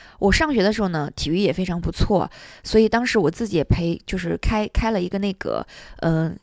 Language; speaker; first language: Chinese; native; Chinese